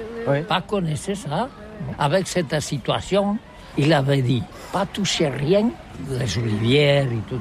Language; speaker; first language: French; non-native, learner; Catalan